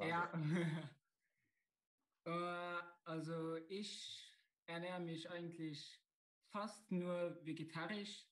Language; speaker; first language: German; non-native, local second language; Luxembourgish